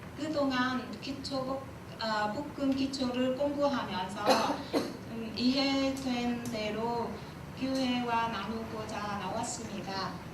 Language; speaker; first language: Korean; non-native, learner; Vietnamese